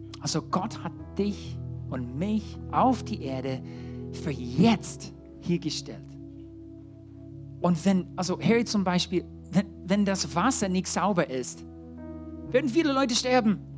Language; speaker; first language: German; non-native, fluent; English